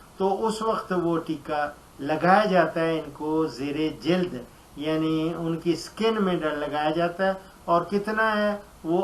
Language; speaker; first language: Urdu; non-native, local second language; Punjabi